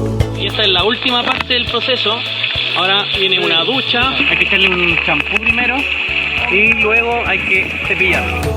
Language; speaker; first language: Spanish; native; Spanish